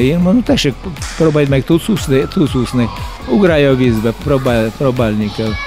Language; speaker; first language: Hungarian; non-native, learner; Russian